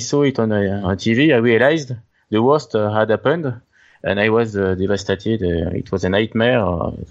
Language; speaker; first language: English; non-native, learner; French